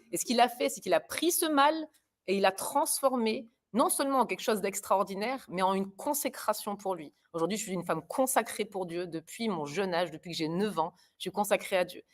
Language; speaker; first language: French; early bilingual, other home language; German